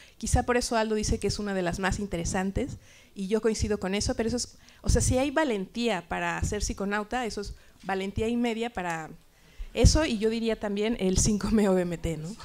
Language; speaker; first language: Spanish; native; Spanish